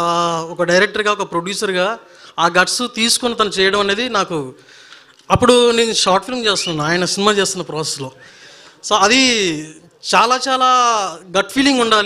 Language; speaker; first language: Telugu; native; Telugu